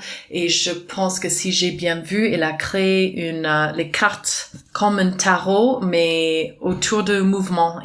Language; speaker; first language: French; non-native, fluent; English